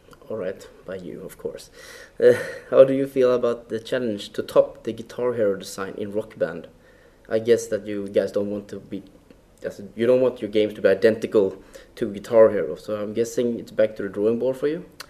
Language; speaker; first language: English; non-native, fluent; Swedish